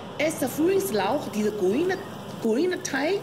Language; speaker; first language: German; non-native, learner; Chinese